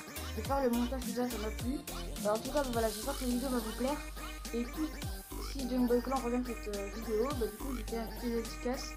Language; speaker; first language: French; native; French